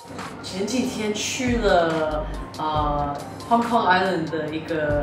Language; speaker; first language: Chinese; non-native, fluent; English